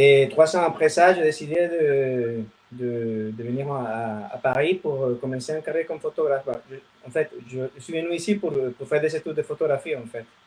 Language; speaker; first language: French; non-native, fluent; Spanish